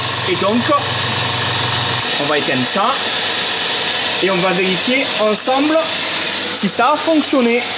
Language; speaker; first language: French; native; French